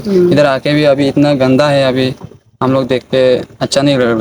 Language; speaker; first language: Hindi; non-native, local second language; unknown